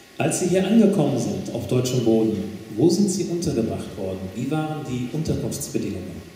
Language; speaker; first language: German; native; German